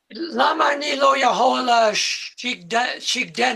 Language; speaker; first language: Hebrew; non-native, learner; English